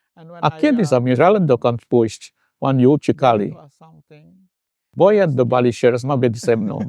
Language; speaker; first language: Polish; non-native, fluent; Filipino